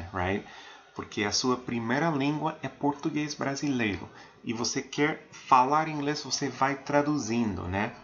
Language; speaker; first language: Portuguese; non-native, fluent; English